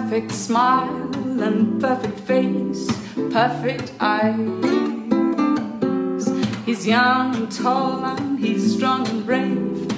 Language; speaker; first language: English; early bilingual, heritage; English